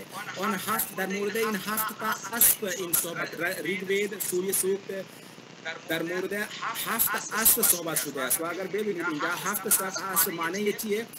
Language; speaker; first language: Persian; non-native, learner; Hindi